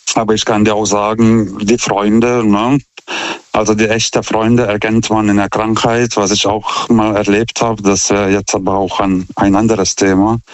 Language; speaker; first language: German; non-native, fluent; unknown